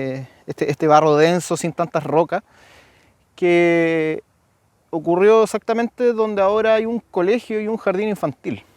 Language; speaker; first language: Spanish; native; Spanish